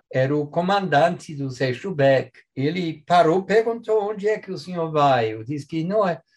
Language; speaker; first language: Portuguese; non-native, fluent; English